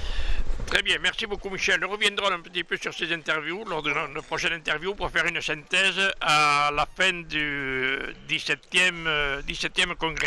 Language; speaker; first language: French; native; French